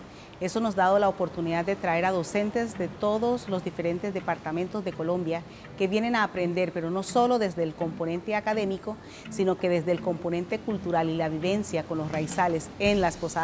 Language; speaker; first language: Spanish; non-native, local second language; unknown